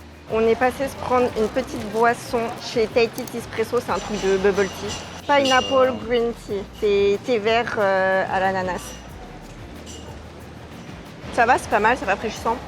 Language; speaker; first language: French; native; French